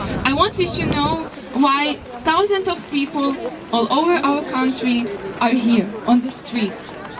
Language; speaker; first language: English; non-native, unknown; Ukrainian